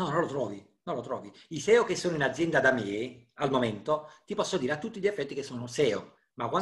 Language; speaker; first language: Italian; native; Italian